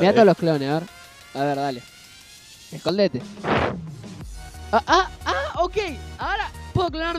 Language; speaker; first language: Spanish; native; Spanish